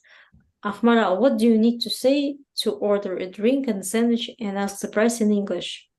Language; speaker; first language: English; non-native, fluent; Russian